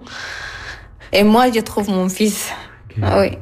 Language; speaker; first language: French; non-native, learner; Arabic